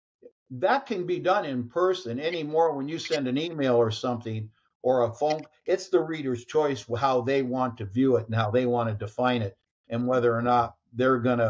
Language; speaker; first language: English; native; English